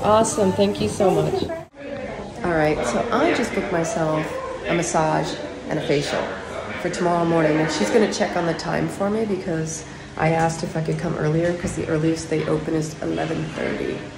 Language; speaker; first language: English; native; English